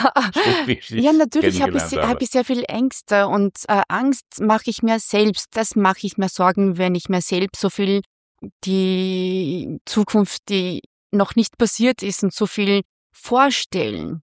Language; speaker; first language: German; non-native, fluent; Chinese